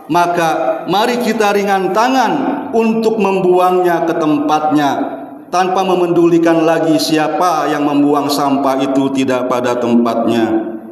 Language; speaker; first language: Indonesian; native; Indonesian